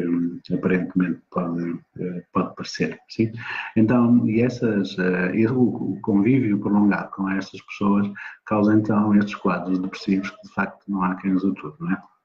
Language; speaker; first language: Portuguese; native; Portuguese